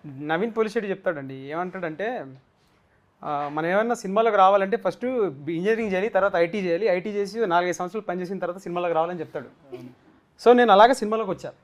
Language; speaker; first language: Telugu; native; Telugu